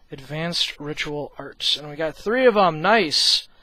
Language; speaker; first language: English; native; English